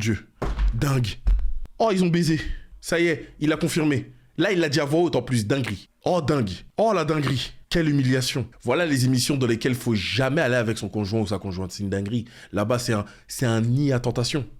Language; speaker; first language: French; native; French